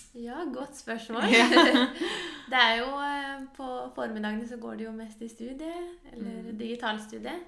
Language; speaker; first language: Norwegian; native; Norwegian